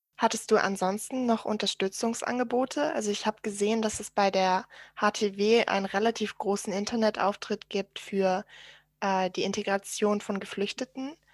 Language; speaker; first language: German; native; German